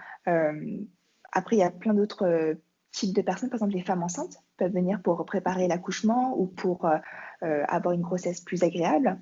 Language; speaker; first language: French; native; French